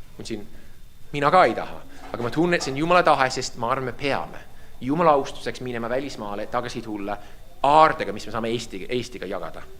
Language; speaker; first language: Estonian; early bilingual, heritage; Estonian